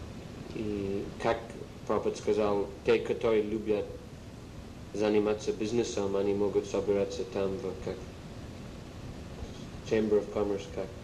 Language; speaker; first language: Russian; non-native, learner; English